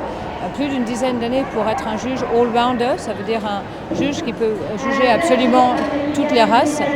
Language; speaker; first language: French; native; French